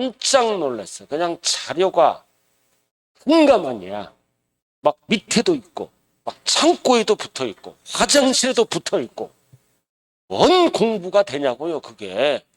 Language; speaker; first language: Korean; native; Korean